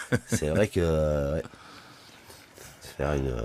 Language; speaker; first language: French; native; French